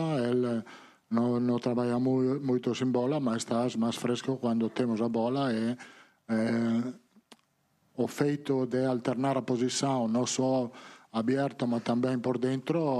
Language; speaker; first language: Portuguese; non-native, fluent; Italian